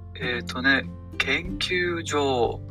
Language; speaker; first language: Japanese; non-native, learner; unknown